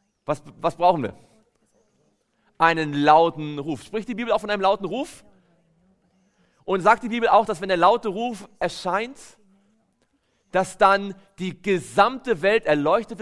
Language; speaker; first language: German; native; German